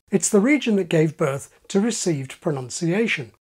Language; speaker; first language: English; native; English